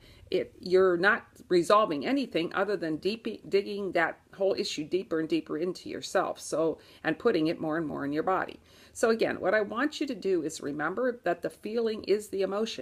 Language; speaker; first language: English; native; English